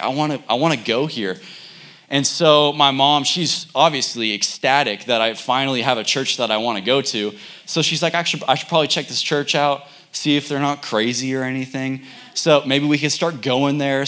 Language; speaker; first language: English; native; English